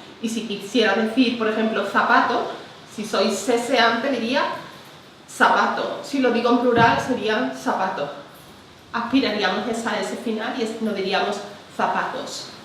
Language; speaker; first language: Spanish; native; Spanish